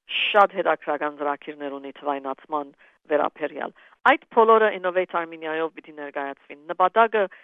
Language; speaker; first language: Armenian; early bilingual, heritage; Armenian